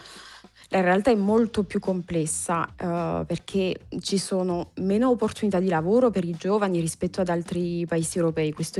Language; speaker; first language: Italian; non-native, fluent; French